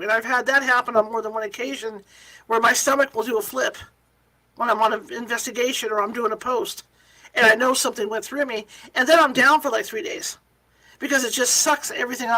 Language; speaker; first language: English; native; English